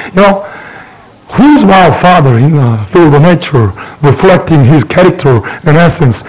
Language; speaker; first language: English; non-native, fluent; Korean